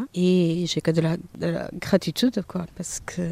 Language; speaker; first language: French; non-native, fluent; Portuguese